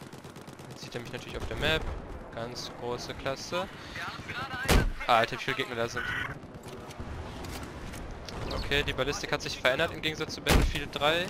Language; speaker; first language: German; native; German